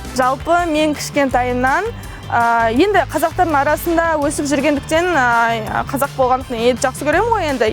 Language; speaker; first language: Kazakh; non-native, local second language; Russian